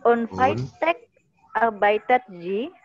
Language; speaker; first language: German; non-native, learner; Indonesian